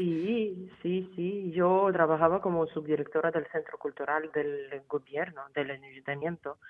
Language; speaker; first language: Spanish; non-native, fluent; Ukrainian